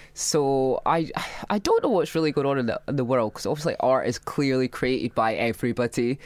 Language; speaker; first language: English; native; English